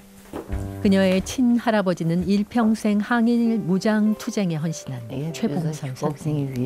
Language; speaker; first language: Korean; native; Korean